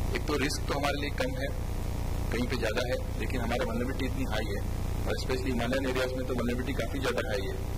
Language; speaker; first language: Hindi; non-native, local second language; Marathi